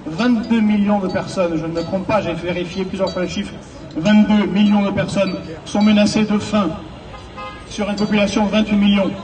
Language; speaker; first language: French; native; French